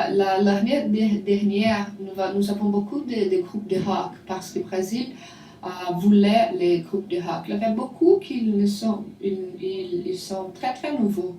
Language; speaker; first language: French; non-native, learner; Portuguese